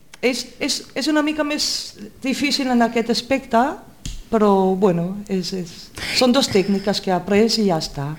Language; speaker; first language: Catalan; non-native, fluent; German